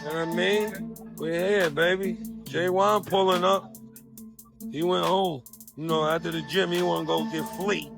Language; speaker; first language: English; native; English